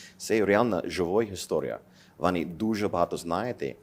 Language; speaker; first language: Ukrainian; non-native, learner; English